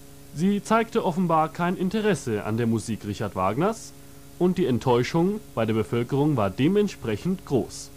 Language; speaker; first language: German; native; German